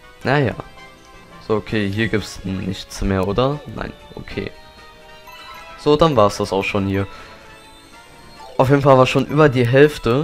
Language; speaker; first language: German; native; German